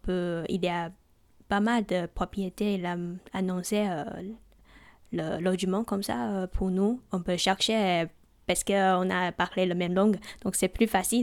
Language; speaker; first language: French; non-native, learner; Chinese